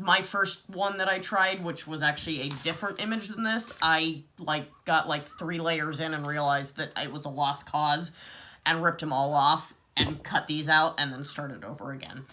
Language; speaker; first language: English; native; English